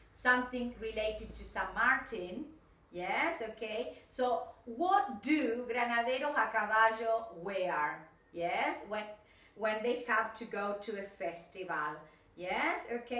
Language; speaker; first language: English; non-native, fluent; Spanish